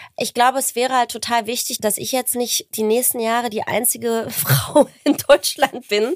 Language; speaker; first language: German; native; German